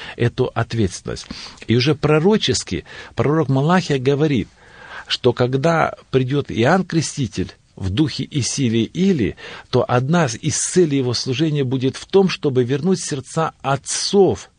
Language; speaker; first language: Russian; native; Russian